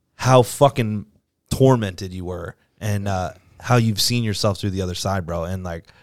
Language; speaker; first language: English; native; English